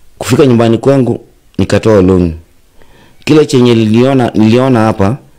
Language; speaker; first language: Swahili; non-native, local second language; Luyia